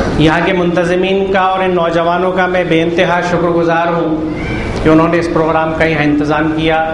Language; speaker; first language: Urdu; native; Urdu